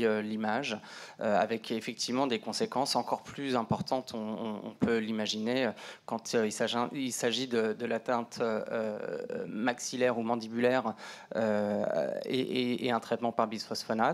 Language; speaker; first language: French; native; French